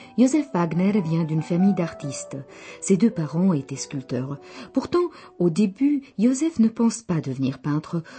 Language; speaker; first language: French; non-native, fluent; Czech